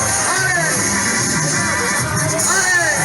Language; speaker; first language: Spanish; native; Spanish